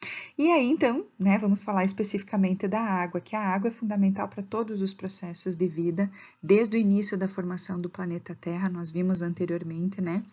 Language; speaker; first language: Portuguese; native; Portuguese